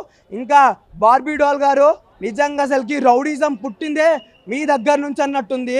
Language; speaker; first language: Telugu; native; Telugu